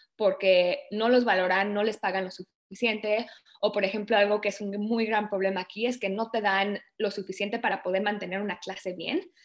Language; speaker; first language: Spanish; early bilingual, other home language; English